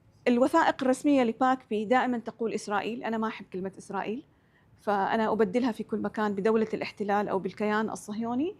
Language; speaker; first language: Arabic; native; Arabic